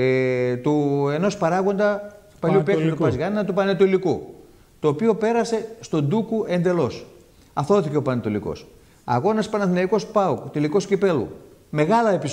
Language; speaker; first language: Greek; native; Greek